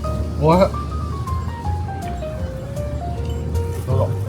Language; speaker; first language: Japanese; non-native, learner; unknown